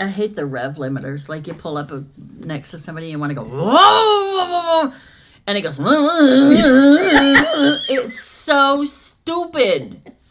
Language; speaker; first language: English; native; English